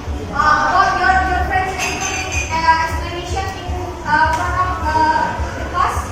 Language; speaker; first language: English; non-native, fluent; Indonesian